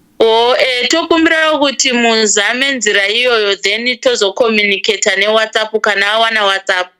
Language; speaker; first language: Shona; non-native, local second language; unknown